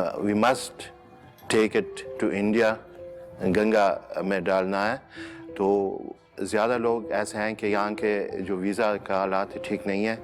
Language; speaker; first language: Hindi; non-native, fluent; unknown